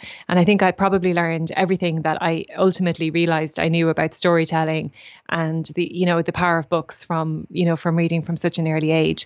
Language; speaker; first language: English; native; English